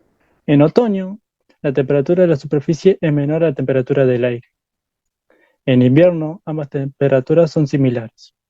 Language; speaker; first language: Spanish; native; Spanish